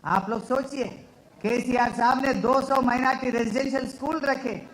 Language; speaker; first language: Hindi; non-native, local second language; Telugu